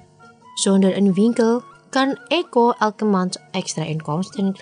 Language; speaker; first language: Dutch; non-native, fluent; Indonesian